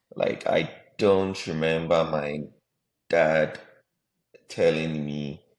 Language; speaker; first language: English; non-native, local second language; Akan